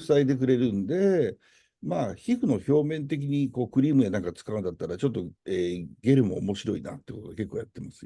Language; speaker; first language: Japanese; native; Japanese